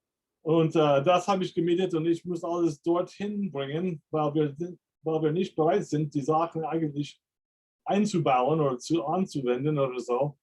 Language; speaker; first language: German; non-native, fluent; English